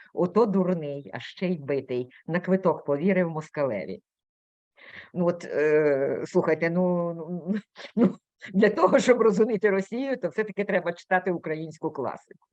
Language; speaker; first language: Ukrainian; native; Ukrainian